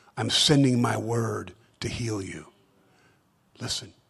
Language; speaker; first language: English; native; English